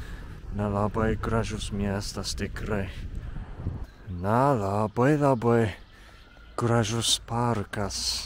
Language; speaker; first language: Lithuanian; non-native, fluent; Japanese